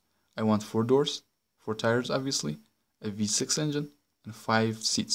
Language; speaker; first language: English; non-native, fluent; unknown